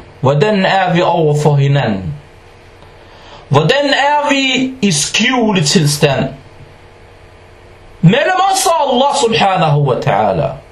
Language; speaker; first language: Danish; non-native, fluent; Arabic